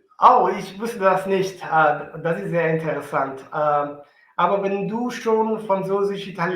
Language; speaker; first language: German; non-native, fluent; Italian